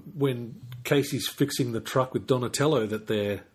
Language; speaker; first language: English; native; English